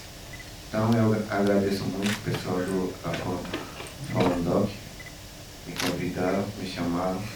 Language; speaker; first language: Portuguese; non-native, local second language; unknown